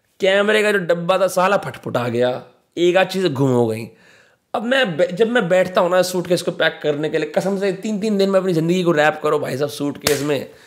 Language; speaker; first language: Hindi; native; Hindi